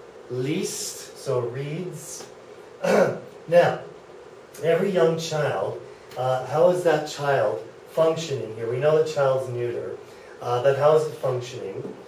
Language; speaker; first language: English; native; English